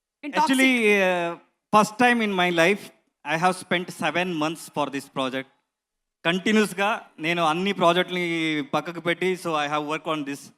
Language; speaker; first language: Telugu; non-native, learner; Kannada